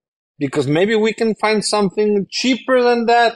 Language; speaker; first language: English; non-native, fluent; Spanish